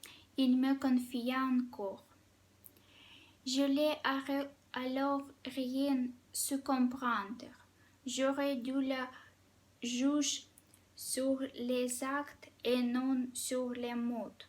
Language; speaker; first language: French; non-native, fluent; Russian